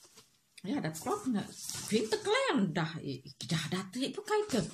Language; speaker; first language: Dutch; non-native, learner; Indonesian